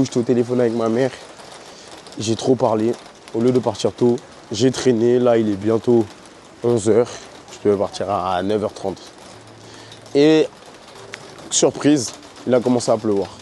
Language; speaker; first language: French; native; French